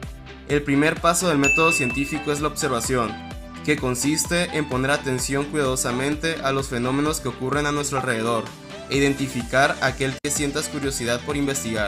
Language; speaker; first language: Spanish; native; Spanish